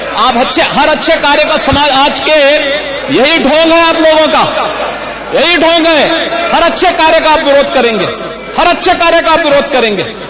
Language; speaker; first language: Hindi; native; Hindi